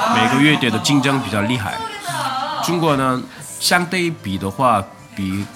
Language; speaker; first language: Chinese; non-native, fluent; Korean